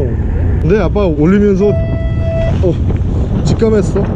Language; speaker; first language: Korean; native; Korean